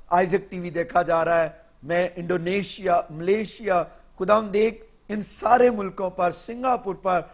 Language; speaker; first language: Urdu; non-native, local second language; Punjabi